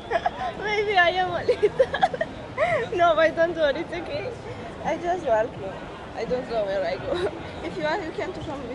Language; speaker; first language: English; non-native, learner; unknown